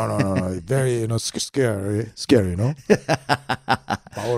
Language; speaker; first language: English; non-native, learner; Japanese